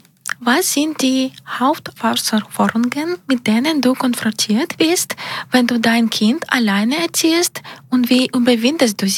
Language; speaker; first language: German; non-native, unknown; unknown